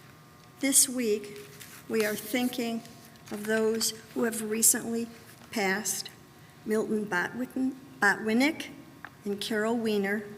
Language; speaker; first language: English; native; English